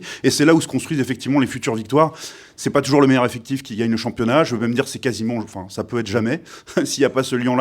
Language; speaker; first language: French; native; French